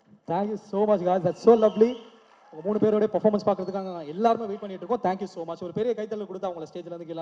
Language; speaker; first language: Tamil; native; Tamil